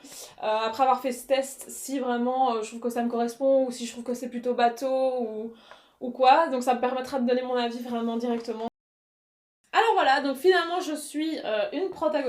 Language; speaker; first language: French; native; French